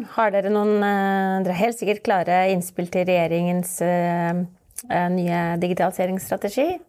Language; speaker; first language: Norwegian; native; Norwegian